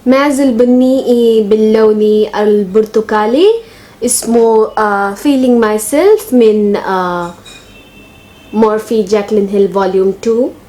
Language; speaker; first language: Arabic; non-native, local second language; Bangla